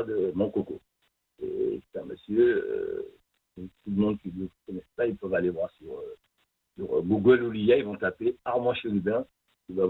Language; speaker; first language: French; native; French